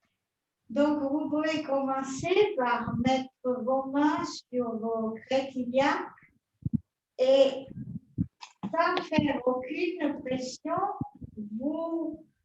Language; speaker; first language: French; non-native, fluent; Italian